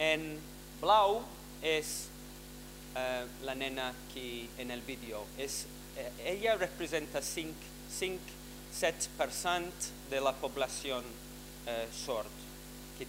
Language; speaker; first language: Catalan; non-native, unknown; English